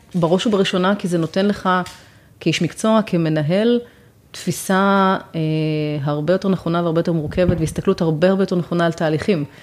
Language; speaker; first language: Hebrew; native; Hebrew